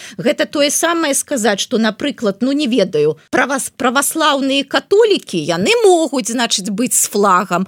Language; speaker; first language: Belarusian; non-native, local second language; Russian